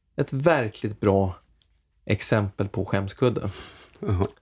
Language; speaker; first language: Swedish; native; Swedish